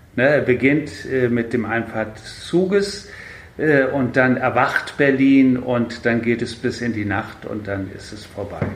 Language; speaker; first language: German; native; German